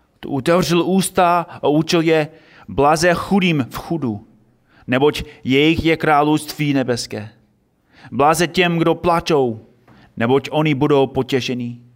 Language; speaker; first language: Czech; non-native, fluent; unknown